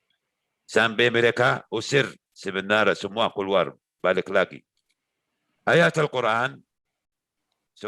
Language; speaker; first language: Indonesian; non-native, learner; Arabic